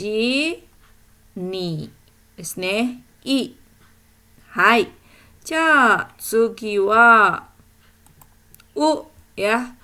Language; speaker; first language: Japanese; non-native, fluent; Indonesian